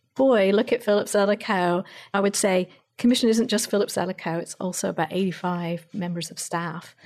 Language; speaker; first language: English; native; English